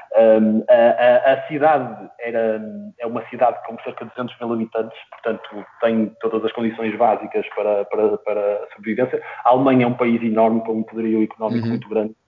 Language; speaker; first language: Portuguese; native; Portuguese